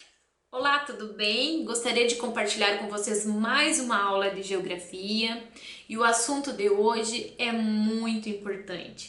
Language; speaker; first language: Portuguese; native; Portuguese